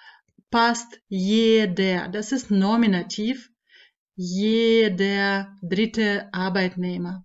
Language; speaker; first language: German; non-native, fluent; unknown